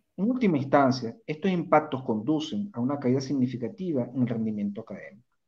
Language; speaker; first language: Spanish; native; Spanish